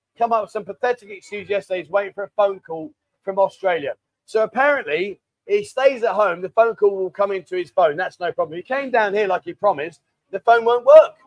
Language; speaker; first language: English; native; English